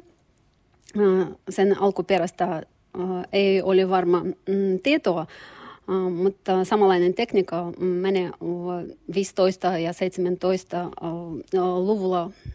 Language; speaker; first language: Finnish; non-native, learner; Russian